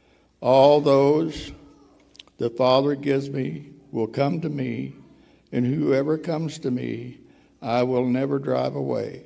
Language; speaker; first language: English; native; English